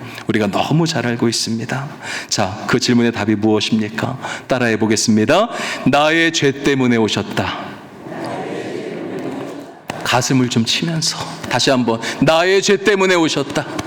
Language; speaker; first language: Korean; native; Korean